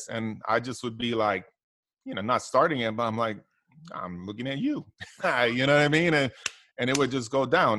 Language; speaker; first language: English; native; English